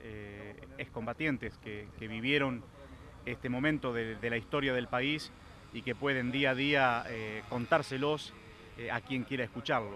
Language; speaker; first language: Spanish; native; Spanish